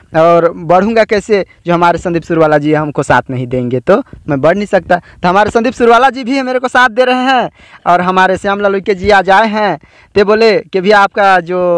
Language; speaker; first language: Hindi; native; Hindi